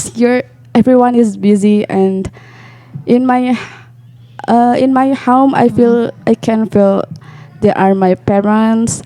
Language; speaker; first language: English; non-native, learner; Indonesian